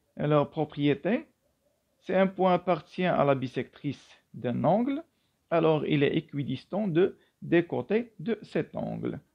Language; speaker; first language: French; non-native, local second language; Arabic